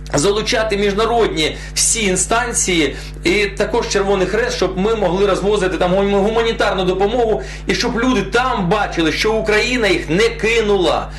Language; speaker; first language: Ukrainian; non-native, local second language; Russian